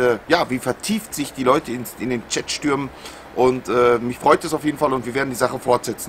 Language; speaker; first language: German; native; German